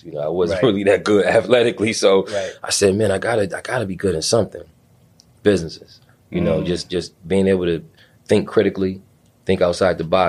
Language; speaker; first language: English; native; English